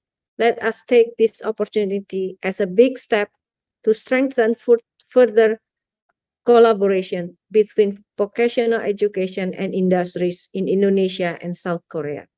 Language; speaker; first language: English; non-native, fluent; Indonesian